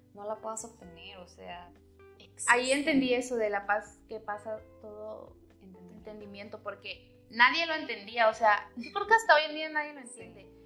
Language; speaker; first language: Spanish; native; Spanish